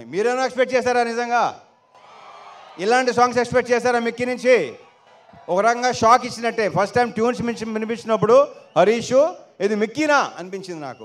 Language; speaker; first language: Telugu; native; Telugu